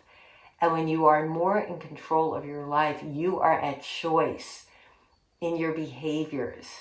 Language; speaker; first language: English; native; English